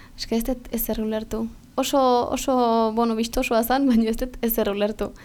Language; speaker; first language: Basque; native; Basque